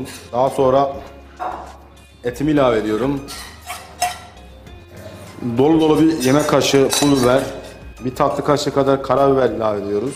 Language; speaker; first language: Turkish; native; Turkish